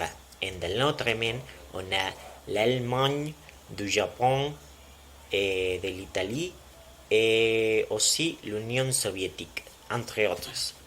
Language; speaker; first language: French; non-native, learner; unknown